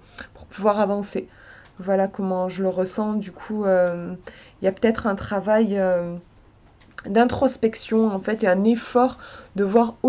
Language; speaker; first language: French; native; French